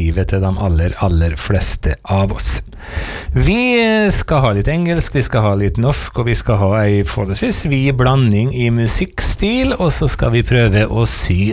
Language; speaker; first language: Norwegian; native; Norwegian